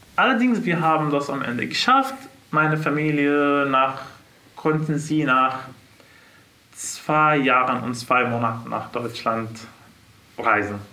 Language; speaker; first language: German; non-native, fluent; Arabic